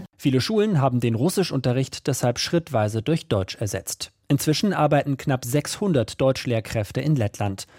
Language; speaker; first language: German; native; German